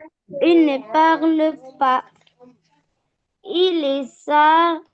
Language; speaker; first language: French; non-native, learner; Arabic